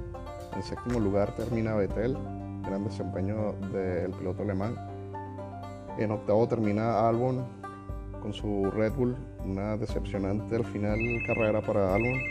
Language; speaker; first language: Spanish; native; Spanish